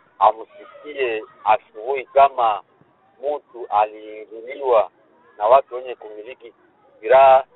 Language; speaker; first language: Swahili; native; Swahili